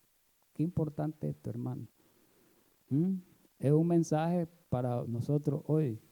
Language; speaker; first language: Spanish; native; Spanish